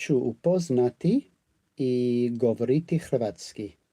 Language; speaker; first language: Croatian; non-native, learner; English